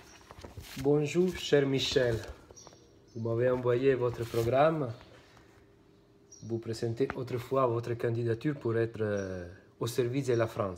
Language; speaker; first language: French; non-native, fluent; Italian